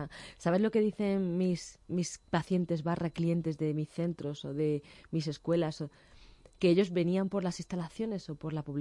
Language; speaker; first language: Spanish; native; Spanish